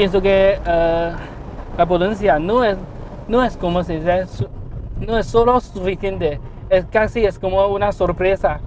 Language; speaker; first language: Spanish; non-native, learner; Chinese